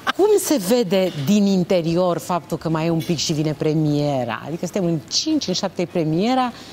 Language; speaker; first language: Romanian; native; Romanian